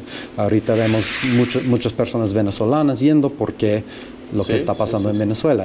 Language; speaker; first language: Spanish; non-native, fluent; English